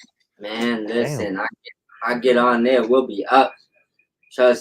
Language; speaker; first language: English; native; English